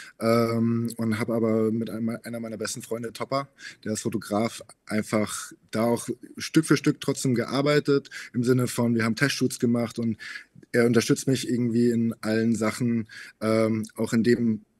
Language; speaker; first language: German; native; German